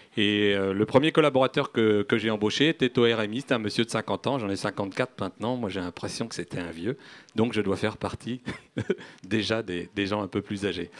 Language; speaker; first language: French; native; French